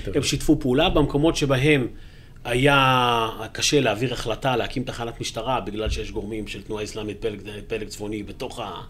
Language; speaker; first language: Hebrew; native; Hebrew